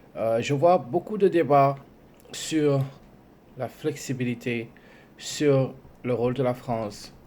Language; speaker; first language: French; non-native, local second language; Wolof